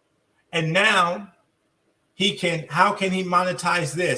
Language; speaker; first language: English; native; English